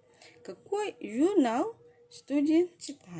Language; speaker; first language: Russian; non-native, fluent; Indonesian